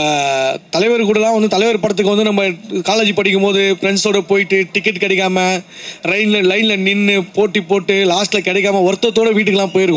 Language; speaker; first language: Tamil; native; Tamil